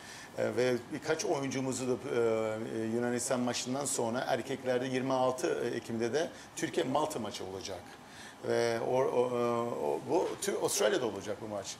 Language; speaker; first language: Turkish; early bilingual, heritage; Turkish